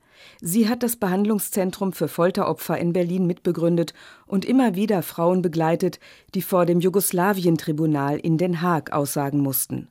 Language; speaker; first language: German; native; German